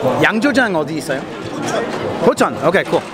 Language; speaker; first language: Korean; non-native, learner; English